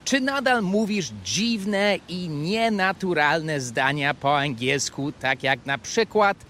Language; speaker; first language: Polish; non-native, fluent; English